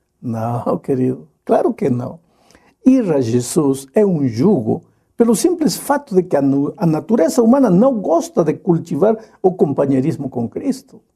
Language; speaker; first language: Portuguese; non-native, fluent; Spanish